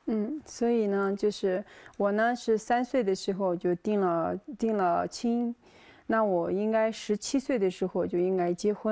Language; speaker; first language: Chinese; non-native, local second language; Tibetan